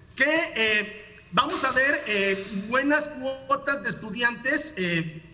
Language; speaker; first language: Spanish; native; Spanish